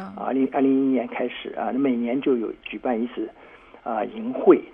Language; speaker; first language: Chinese; native; Chinese